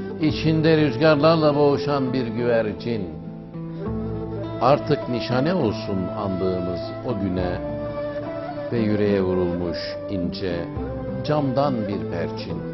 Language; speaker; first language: Turkish; native; Turkish